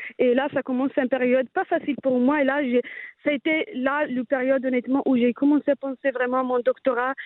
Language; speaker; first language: French; non-native, fluent; Italian